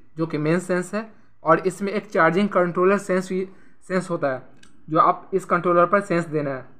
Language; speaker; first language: Hindi; native; Hindi